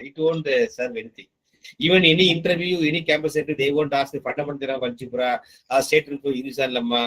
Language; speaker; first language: English; non-native, local second language; Tamil